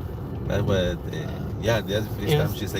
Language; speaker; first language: English; non-native, learner; Spanish